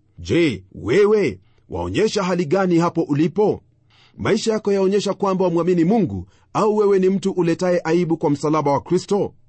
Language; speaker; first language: Swahili; non-native, local second language; Luyia